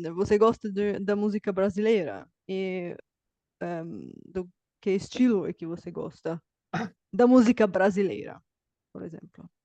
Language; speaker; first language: Portuguese; non-native, fluent; Bulgarian